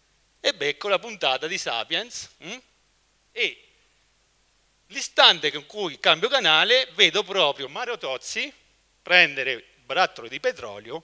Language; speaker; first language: Italian; native; Italian